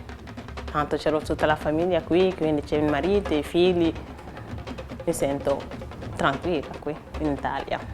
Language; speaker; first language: Italian; non-native, fluent; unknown